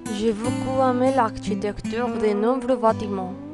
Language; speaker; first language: French; non-native, learner; Spanish